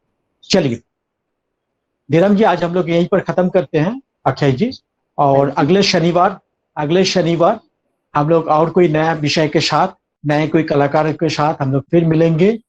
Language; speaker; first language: Hindi; native; Hindi